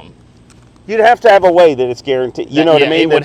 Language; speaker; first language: English; native; English